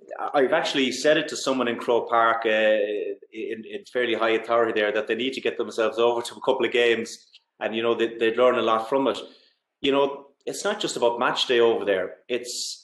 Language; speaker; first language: English; native; English